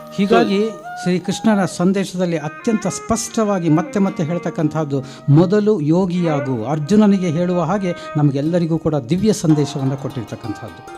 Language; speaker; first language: Kannada; native; Kannada